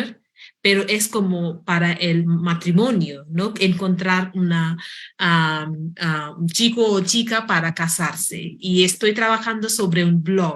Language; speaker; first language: Spanish; non-native, fluent; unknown